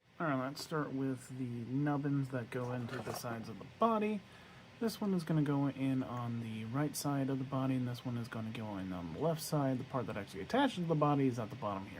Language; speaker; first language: English; native; English